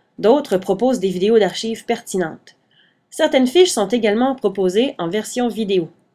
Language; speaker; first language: French; native; French